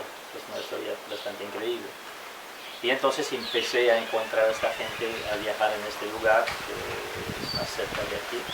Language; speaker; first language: Spanish; non-native, fluent; French